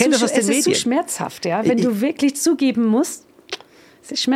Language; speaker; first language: German; non-native, fluent; English